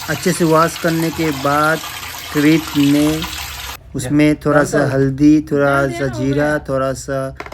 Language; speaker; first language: Hindi; non-native, local second language; Bangla